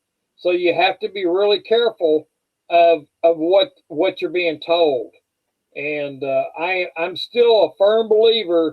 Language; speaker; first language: English; native; English